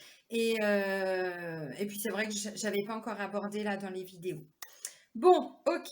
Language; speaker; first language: French; native; French